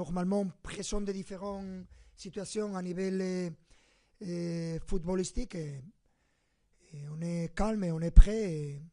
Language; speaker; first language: French; non-native, fluent; Spanish